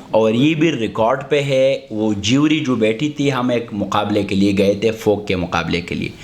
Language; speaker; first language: Urdu; non-native, local second language; Pashto